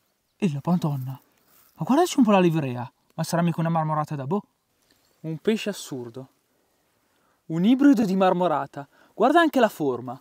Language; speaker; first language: Italian; native; Italian